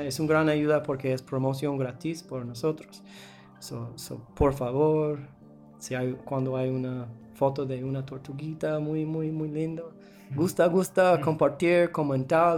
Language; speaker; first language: Spanish; non-native, learner; English